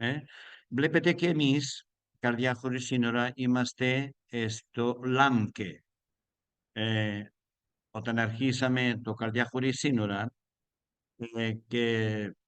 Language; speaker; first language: Greek; non-native, learner; Spanish